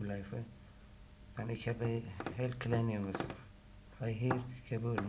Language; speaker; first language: Dutch; non-native, learner; Turkish